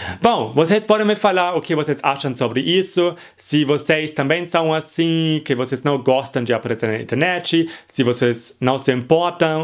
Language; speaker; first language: Portuguese; non-native, fluent; German